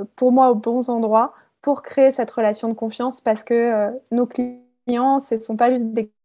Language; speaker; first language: French; native; French